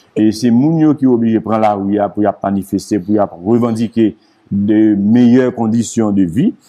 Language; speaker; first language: French; non-native, local second language; Haitian Creole